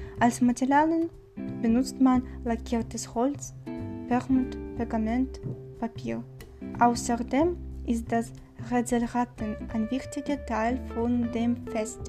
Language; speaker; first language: German; non-native, learner; Chinese